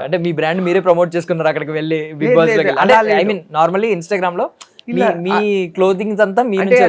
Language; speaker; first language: Telugu; native; Telugu